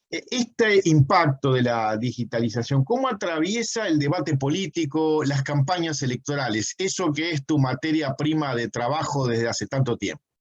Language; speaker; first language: Spanish; native; Spanish